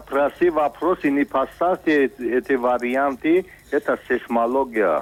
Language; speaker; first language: Russian; non-native, learner; Tajik